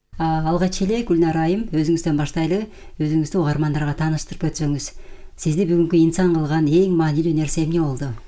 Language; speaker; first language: Kyrgyz; native; Kyrgyz